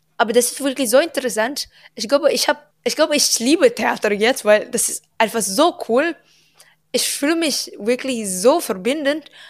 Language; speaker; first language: German; non-native, learner; Indonesian